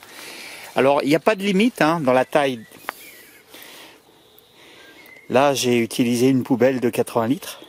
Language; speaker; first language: French; native; French